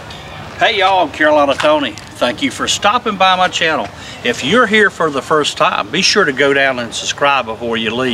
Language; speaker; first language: English; native; English